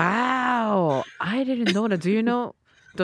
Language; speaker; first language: English; non-native, learner; Japanese